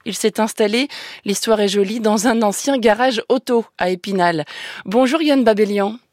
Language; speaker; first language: French; native; French